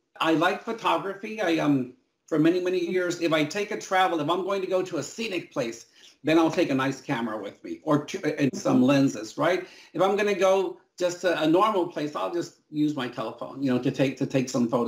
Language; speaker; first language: English; early bilingual, other home language; Spanish